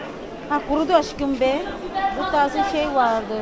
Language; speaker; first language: Turkish; non-native, learner; Filipino